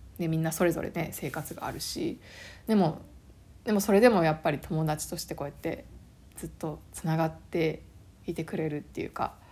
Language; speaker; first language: Japanese; native; Japanese